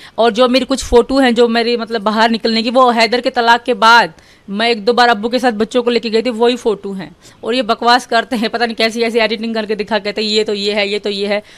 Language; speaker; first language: Urdu; non-native, local second language; Sindhi